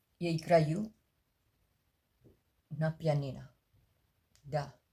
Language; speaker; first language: Russian; non-native, learner; Indonesian